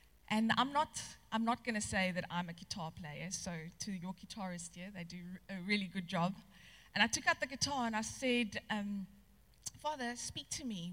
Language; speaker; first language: English; non-native, local second language; Afrikaans